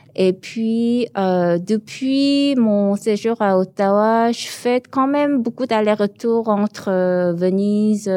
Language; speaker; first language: French; early bilingual, other home language; Korean